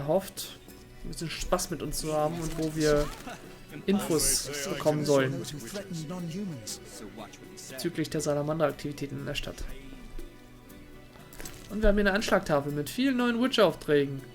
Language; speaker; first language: German; native; German